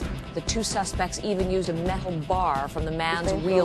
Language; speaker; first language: English; native; English